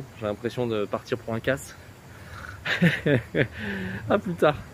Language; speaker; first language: French; native; French